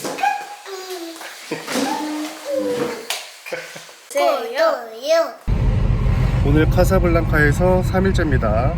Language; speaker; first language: Korean; native; Korean